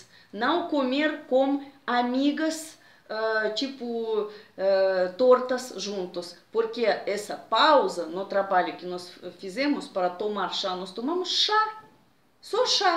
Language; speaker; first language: Portuguese; non-native, fluent; Russian